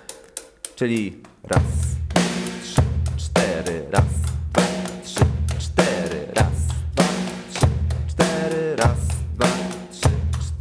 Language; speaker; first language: Polish; native; Polish